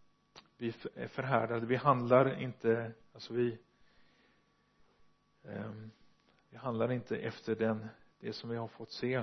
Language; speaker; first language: Swedish; non-native, fluent; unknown